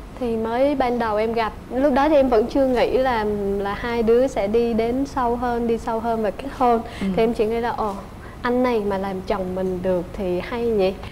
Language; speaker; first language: Vietnamese; native; Vietnamese